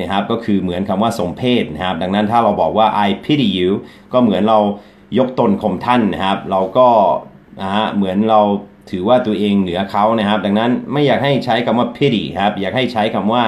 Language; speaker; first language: Thai; non-native, fluent; English